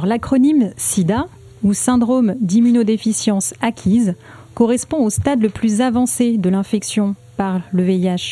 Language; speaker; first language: French; native; French